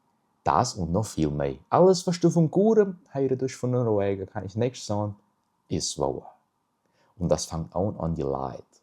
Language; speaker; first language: German; early bilingual, heritage; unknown